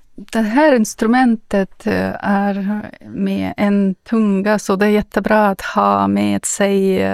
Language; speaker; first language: Swedish; non-native, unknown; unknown